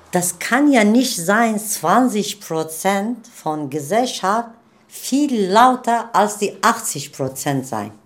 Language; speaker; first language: German; non-native, learner; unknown